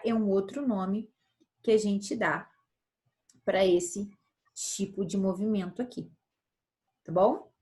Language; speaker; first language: Portuguese; native; Portuguese